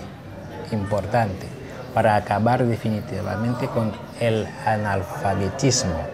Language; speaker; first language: Spanish; non-native, fluent; Haitian Creole